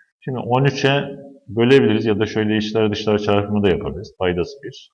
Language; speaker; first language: Turkish; native; Turkish